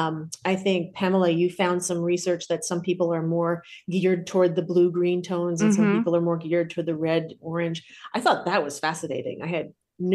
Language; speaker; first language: English; native; English